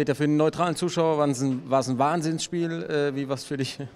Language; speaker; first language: German; native; German